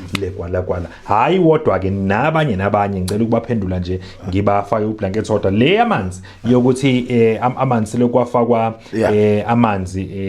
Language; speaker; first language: Zulu; native; Zulu